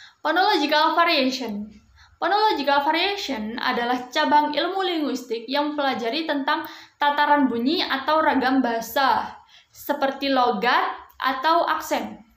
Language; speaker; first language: Indonesian; non-native, local second language; Javanese